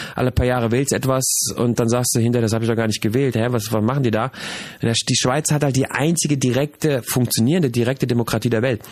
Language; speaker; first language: German; native; German